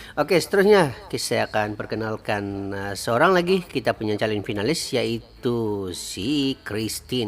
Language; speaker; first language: Malay; native; Malay